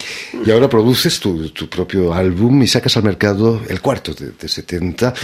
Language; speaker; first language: Spanish; native; Spanish